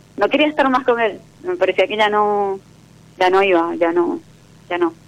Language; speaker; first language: Spanish; native; Spanish